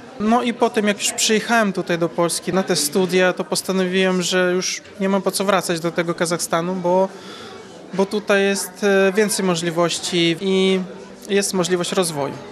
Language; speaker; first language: Polish; early bilingual, heritage; Polish